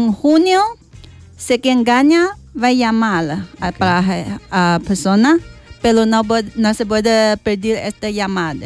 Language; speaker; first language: Spanish; non-native, learner; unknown